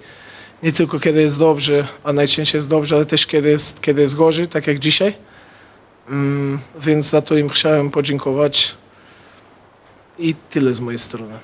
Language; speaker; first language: Polish; non-native, fluent; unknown